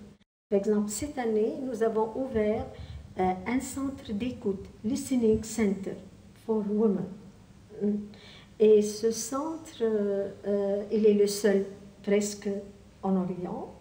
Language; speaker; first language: French; non-native, local second language; Arabic